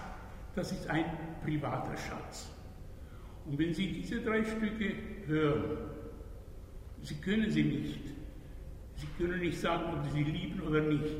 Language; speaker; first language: German; non-native, fluent; Spanish